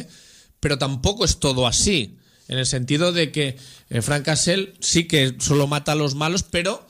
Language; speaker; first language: Spanish; native; Spanish